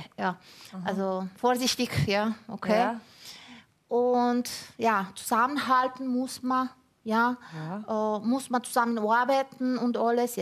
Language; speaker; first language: German; non-native, fluent; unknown